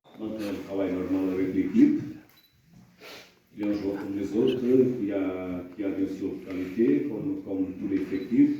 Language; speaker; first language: French; non-native, fluent; Portuguese